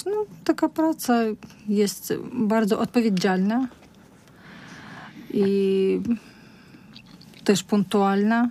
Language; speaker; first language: Polish; non-native, learner; Russian